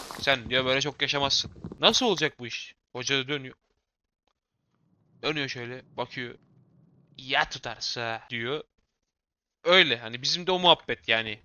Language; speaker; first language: Turkish; native; Turkish